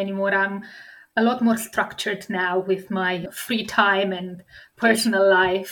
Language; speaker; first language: English; non-native, fluent; Romanian